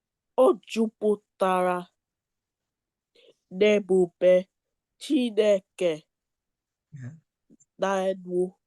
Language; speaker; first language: Igbo; early bilingual, heritage; English